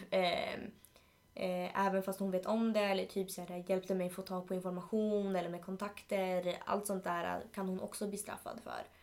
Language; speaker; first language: Swedish; early bilingual, other home language; Spanish